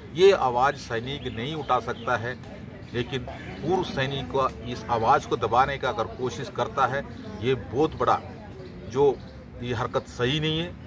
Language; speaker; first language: Hindi; non-native, local second language; Malayalam